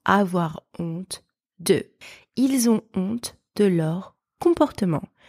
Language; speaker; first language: French; native; French